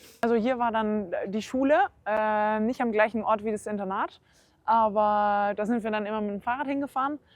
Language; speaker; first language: German; early bilingual, heritage; German